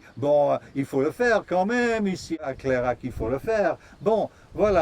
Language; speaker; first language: French; non-native, fluent; English